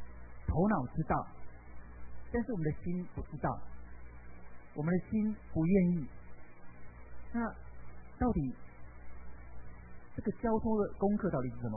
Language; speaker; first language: Chinese; native; Chinese